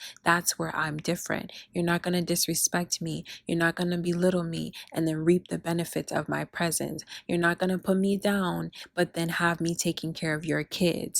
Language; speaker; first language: English; early bilingual, other home language; Spanish